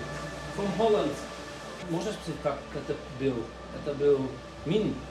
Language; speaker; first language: Russian; non-native, learner; Dutch